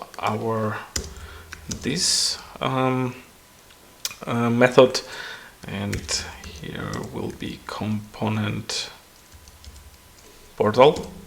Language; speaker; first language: English; non-native, fluent; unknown